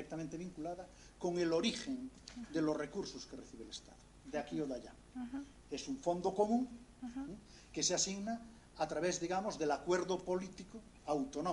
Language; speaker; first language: Spanish; native; Spanish